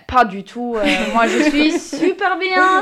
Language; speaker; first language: French; non-native, learner; Norwegian